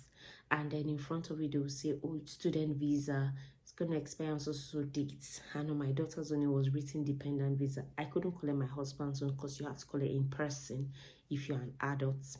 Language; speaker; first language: English; non-native, local second language; Yoruba